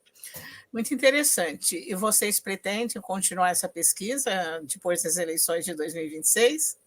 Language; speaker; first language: Portuguese; native; Portuguese